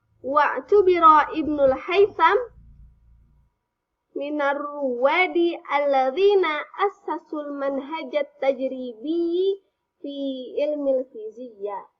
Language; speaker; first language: Arabic; non-native, fluent; Indonesian